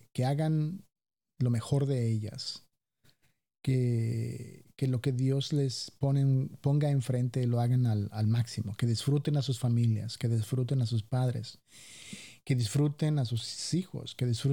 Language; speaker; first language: English; non-native, fluent; Spanish